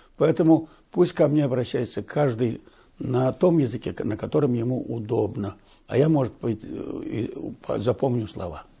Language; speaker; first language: Russian; non-native, local second language; Tatar